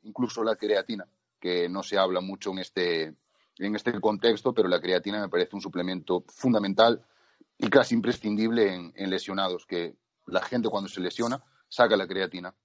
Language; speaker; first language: Spanish; native; Spanish